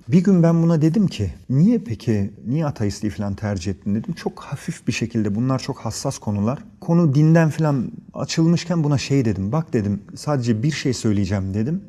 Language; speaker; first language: Turkish; early bilingual, heritage; Turkish